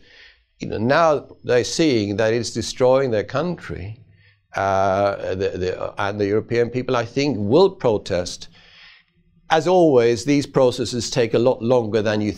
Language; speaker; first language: English; non-native, fluent; Swedish